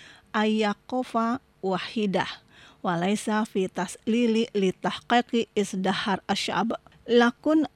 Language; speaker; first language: Arabic; non-native, fluent; Indonesian